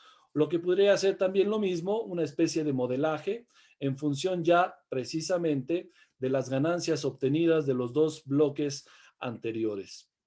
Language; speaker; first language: Spanish; native; Spanish